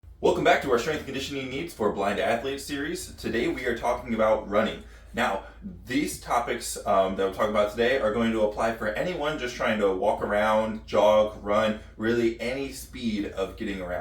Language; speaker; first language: English; native; English